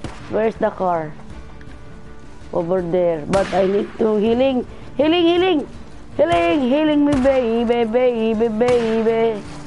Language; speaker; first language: English; non-native, local second language; Filipino